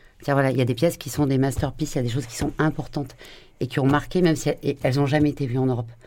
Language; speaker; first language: French; native; French